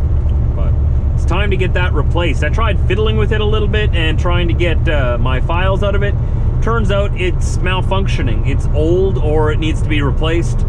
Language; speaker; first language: English; native; English